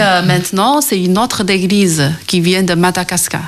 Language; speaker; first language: French; non-native, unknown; Chinese